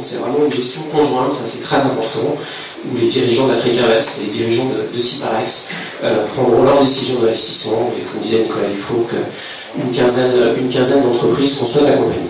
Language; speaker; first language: French; native; French